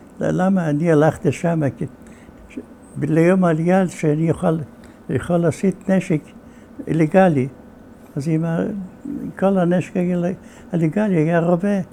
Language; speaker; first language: Hebrew; non-native, fluent; Yiddish